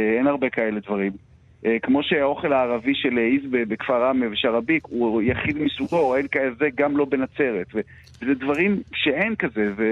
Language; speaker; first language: Hebrew; native; Hebrew